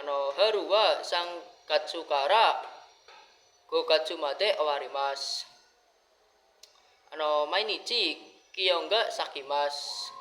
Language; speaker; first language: Japanese; non-native, learner; Indonesian